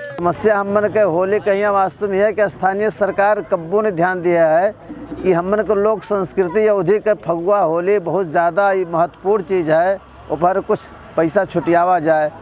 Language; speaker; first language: Hindi; non-native, local second language; Awadhi